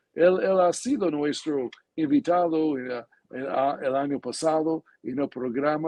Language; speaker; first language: Spanish; non-native, fluent; English